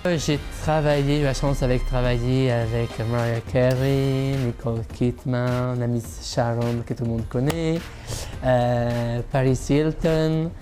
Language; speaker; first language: French; non-native, fluent; Italian